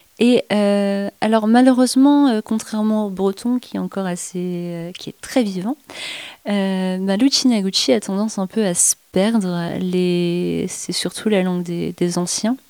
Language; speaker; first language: French; native; French